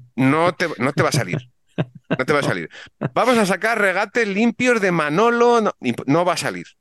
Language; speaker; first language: Spanish; native; Spanish